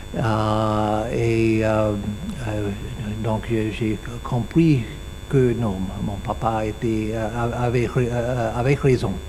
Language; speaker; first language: French; non-native, learner; English